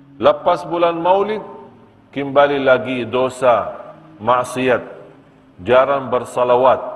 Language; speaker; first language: Malay; non-native, fluent; Arabic